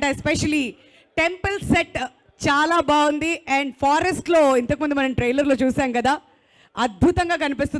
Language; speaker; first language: Telugu; native; Telugu